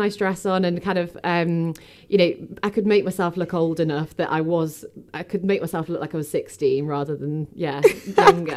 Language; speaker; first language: English; native; English